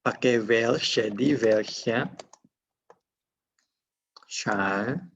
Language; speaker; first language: German; non-native, fluent; Indonesian